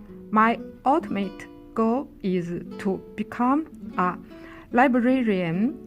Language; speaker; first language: English; non-native, learner; Chinese